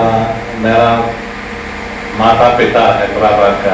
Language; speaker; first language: Hindi; early bilingual, heritage; Hindi